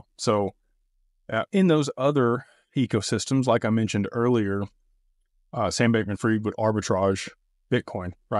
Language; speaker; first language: English; native; English